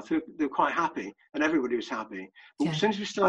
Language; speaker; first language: English; native; English